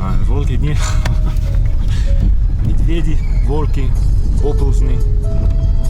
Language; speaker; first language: Russian; non-native, learner; English